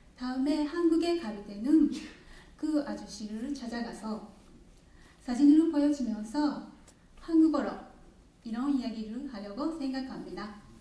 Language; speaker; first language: Korean; non-native, learner; Japanese